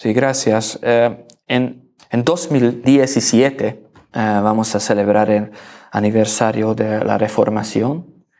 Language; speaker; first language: Spanish; non-native, learner; Hungarian